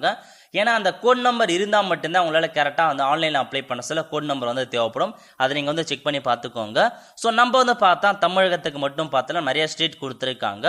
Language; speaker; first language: Tamil; native; Tamil